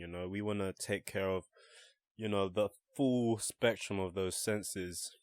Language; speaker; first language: English; native; English